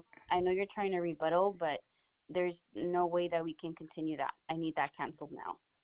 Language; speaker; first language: English; early bilingual, other home language; Spanish